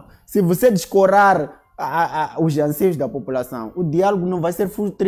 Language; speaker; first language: Portuguese; native; Portuguese